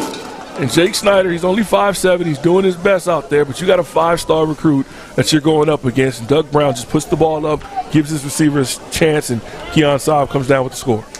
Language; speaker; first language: English; native; English